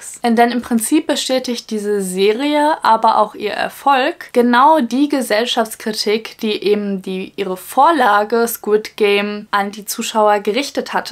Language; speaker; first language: German; native; German